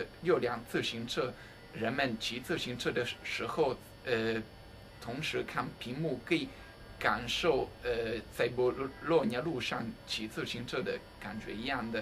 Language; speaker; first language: Chinese; non-native, fluent; Italian